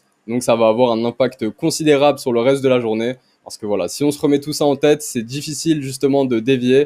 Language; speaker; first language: French; native; French